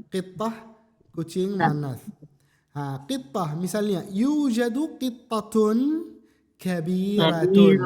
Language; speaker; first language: Arabic; non-native, fluent; Indonesian